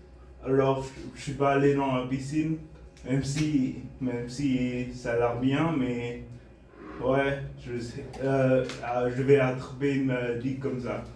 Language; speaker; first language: French; non-native, fluent; Bulgarian